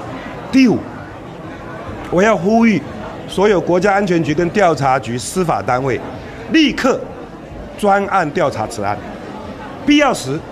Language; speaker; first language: Chinese; native; Chinese